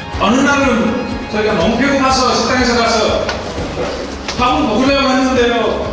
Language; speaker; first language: Korean; non-native, learner; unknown